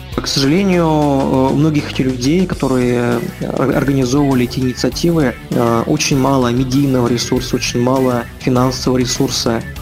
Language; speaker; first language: Russian; native; Russian